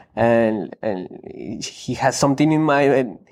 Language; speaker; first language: English; non-native, fluent; Spanish